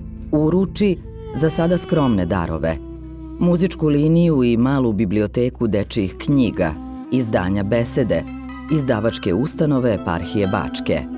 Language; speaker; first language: Serbian; native; Serbian